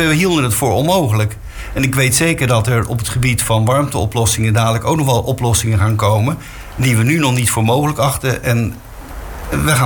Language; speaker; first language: Dutch; native; Dutch